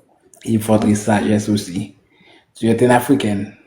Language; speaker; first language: French; non-native, learner; Haitian Creole